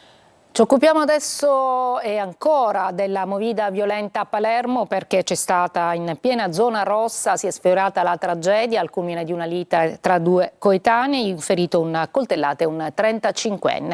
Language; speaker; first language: Italian; native; Italian